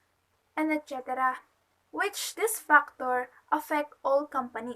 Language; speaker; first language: English; non-native, local second language; Filipino